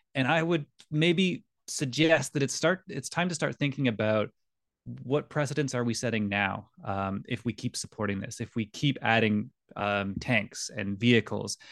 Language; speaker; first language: English; native; English